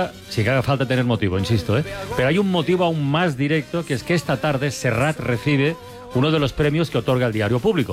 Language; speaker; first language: Spanish; native; Spanish